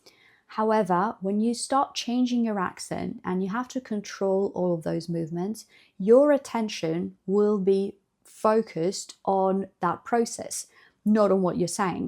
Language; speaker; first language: English; non-native, fluent; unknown